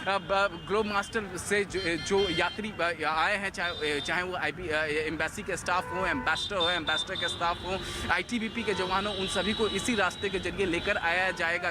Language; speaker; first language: Hindi; native; Hindi